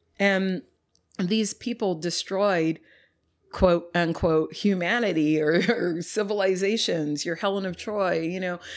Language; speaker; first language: English; native; English